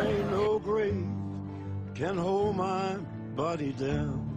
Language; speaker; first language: English; non-native, learner; Arabic